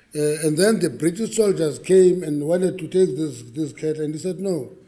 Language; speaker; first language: English; non-native, local second language; Xhosa